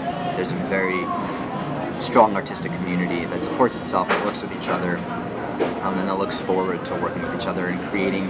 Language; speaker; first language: English; early bilingual, other home language; Hebrew